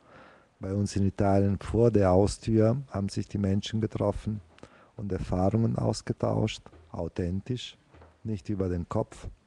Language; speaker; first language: German; non-native, fluent; Italian